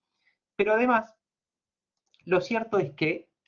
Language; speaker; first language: Spanish; native; Spanish